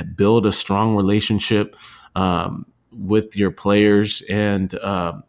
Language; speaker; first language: English; native; English